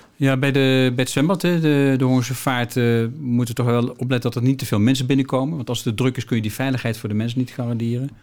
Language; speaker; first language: Dutch; native; Dutch